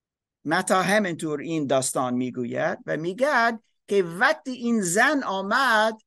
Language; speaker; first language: Persian; non-native, learner; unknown